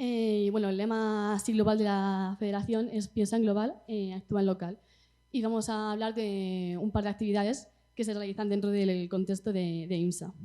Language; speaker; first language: Spanish; native; Spanish